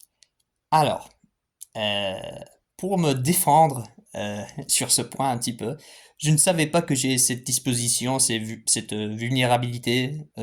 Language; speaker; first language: French; non-native, fluent; English